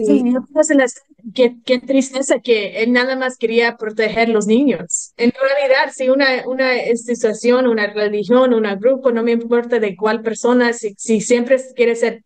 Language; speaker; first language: Spanish; early bilingual, heritage; English